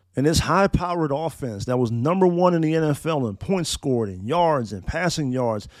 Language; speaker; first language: English; native; English